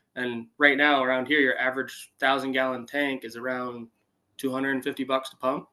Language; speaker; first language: English; native; English